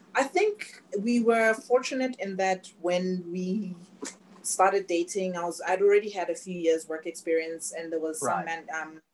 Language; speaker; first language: English; non-native, local second language; Tswana